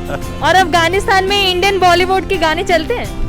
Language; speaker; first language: Hindi; native; Hindi